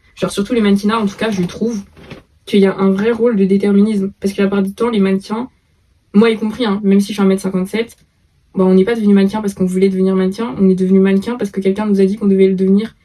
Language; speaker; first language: French; native; French